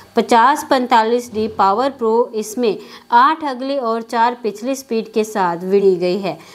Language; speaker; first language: Hindi; native; Hindi